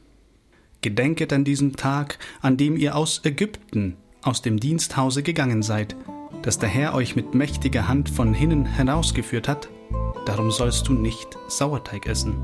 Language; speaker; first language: German; native; German